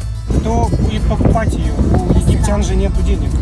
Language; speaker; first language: Russian; native; Russian